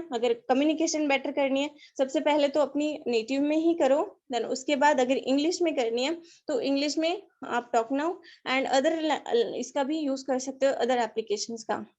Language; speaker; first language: Hindi; non-native, local second language; Marathi